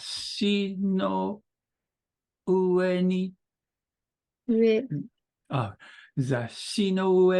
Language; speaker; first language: Japanese; non-native, learner; English